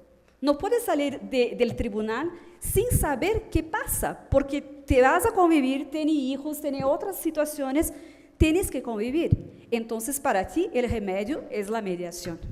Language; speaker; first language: Spanish; non-native, fluent; Portuguese